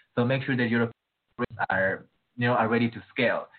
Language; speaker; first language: English; non-native, fluent; Portuguese